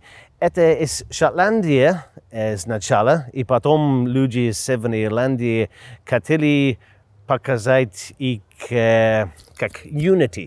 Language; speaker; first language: Russian; non-native, learner; English